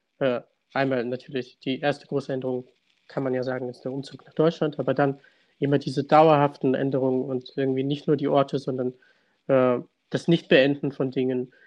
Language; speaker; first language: German; early bilingual, other home language; Russian